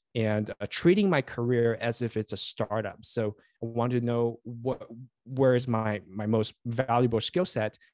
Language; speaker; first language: English; non-native, fluent; Chinese